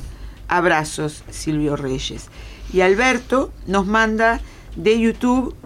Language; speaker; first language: Spanish; native; Spanish